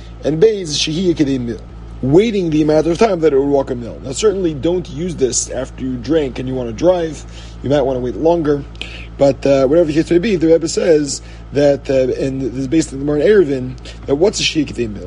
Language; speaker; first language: English; native; English